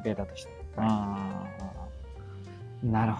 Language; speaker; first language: Japanese; native; Japanese